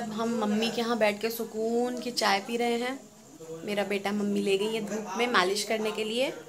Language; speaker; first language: Hindi; native; Hindi